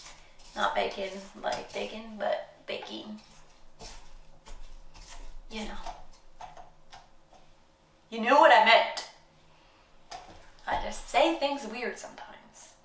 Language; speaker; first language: English; native; English